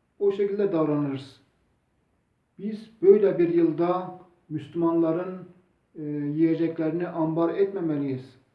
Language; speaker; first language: Turkish; non-native, local second language; Zaza